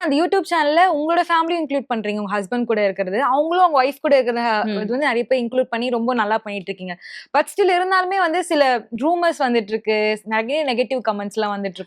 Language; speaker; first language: Tamil; native; Tamil